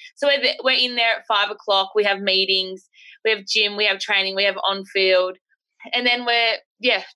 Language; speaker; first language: English; native; English